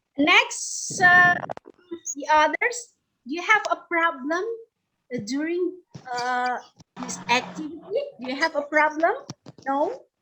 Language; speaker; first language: English; non-native, learner; Indonesian